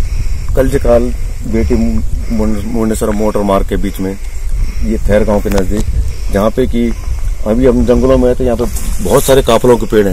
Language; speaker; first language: Hindi; native; Hindi